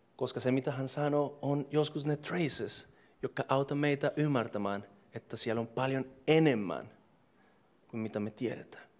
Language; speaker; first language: Finnish; non-native, fluent; English